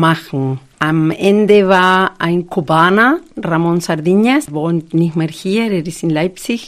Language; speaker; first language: German; non-native, fluent; Spanish